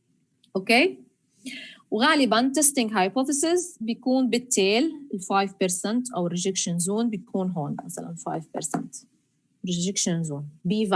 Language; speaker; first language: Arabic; native; Arabic